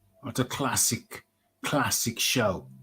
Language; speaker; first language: English; native; English